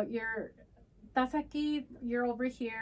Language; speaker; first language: Spanish; early bilingual, heritage; Spanish